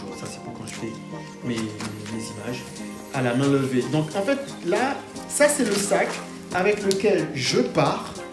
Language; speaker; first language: French; non-native, fluent; English